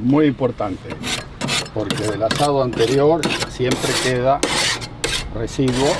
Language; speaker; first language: Spanish; native; Spanish